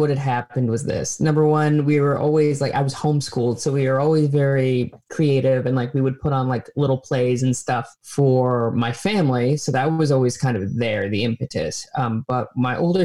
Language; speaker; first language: English; native; English